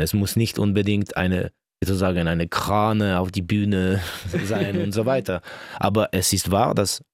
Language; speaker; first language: German; non-native, local second language; French